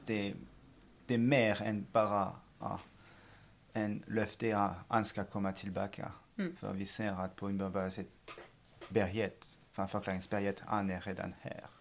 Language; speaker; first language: Swedish; non-native, fluent; French